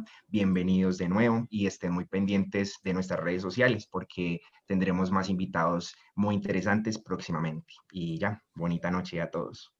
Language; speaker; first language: Spanish; native; Spanish